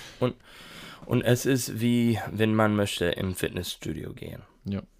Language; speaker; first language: German; non-native, learner; English